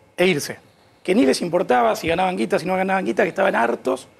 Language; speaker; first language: Spanish; native; Spanish